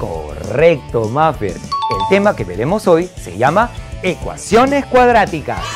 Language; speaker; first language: Spanish; native; Spanish